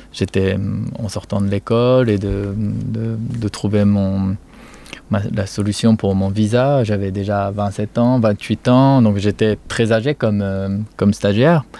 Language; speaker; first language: French; non-native, fluent; Japanese